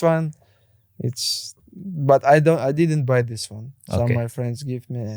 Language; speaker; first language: English; non-native, learner; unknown